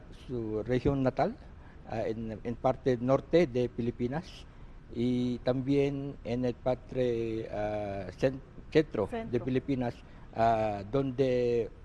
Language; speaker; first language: Spanish; non-native, learner; Filipino